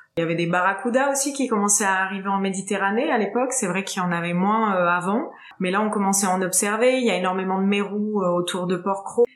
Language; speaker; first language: French; native; French